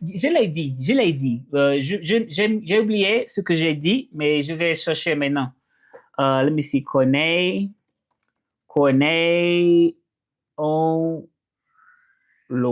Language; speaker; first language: French; non-native, learner; English